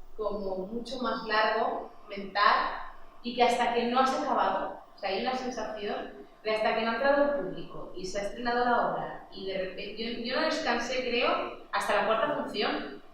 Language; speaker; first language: Spanish; non-native, local second language; Catalan